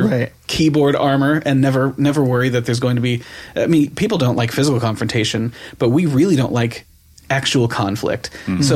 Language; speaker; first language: English; native; English